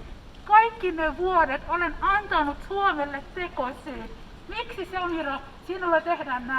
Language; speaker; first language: Finnish; early bilingual, other home language; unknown